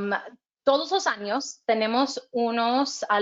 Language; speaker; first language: Spanish; non-native, fluent; English